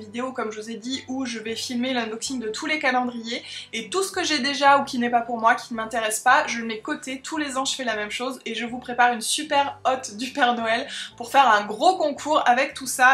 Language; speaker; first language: French; native; French